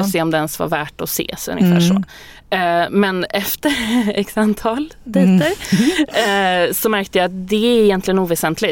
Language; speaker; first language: Swedish; native; Swedish